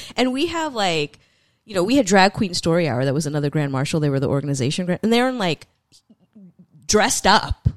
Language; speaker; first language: English; early bilingual, other home language; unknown